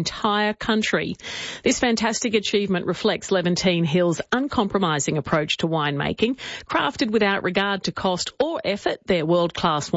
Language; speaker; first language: English; native; English